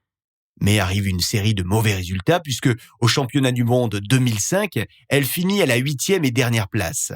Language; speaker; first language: French; native; French